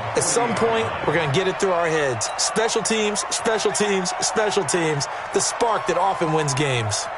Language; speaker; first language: English; native; English